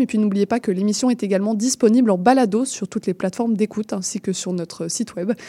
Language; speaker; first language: French; native; French